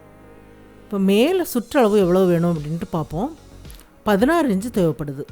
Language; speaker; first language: Tamil; native; Tamil